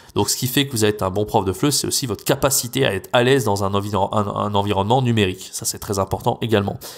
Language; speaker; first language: French; native; French